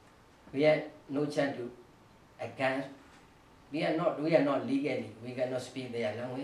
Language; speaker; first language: English; non-native, learner; Burmese